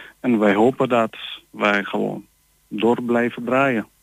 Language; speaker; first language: Dutch; non-native, learner; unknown